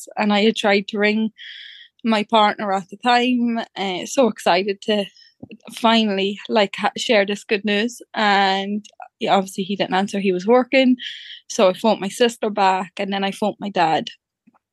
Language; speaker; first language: English; native; English